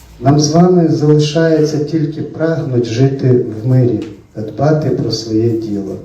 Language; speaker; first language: Ukrainian; non-native, local second language; Russian